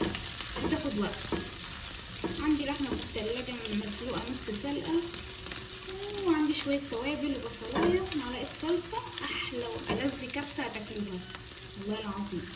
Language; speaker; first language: Arabic; native; Arabic